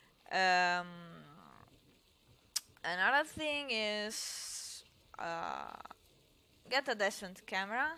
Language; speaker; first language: English; non-native, fluent; Italian